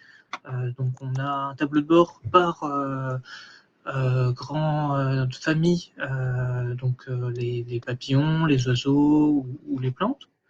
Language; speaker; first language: French; native; French